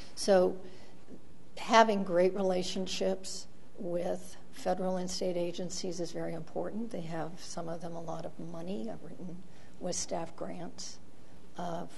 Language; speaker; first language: English; native; English